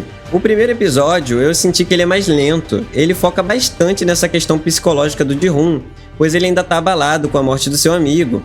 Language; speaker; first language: Portuguese; native; Portuguese